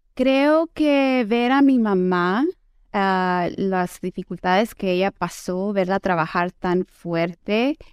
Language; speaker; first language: Spanish; early bilingual, heritage; Spanish